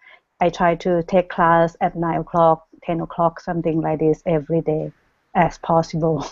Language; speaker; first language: English; non-native, learner; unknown